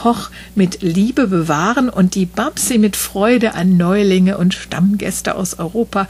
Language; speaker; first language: German; native; German